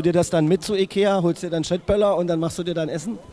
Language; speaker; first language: German; native; German